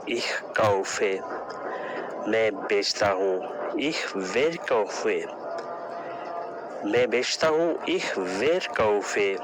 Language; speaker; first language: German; non-native, learner; Urdu